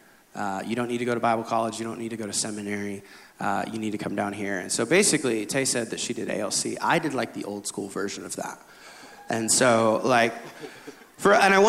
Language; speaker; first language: English; native; English